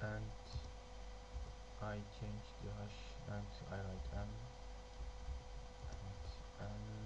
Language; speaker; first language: English; non-native, learner; Turkish